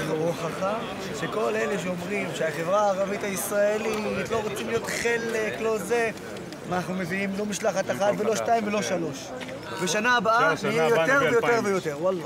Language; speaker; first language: Hebrew; non-native, local second language; Arabic